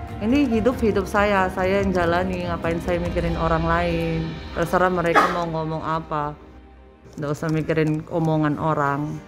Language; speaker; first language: Indonesian; non-native, fluent; Filipino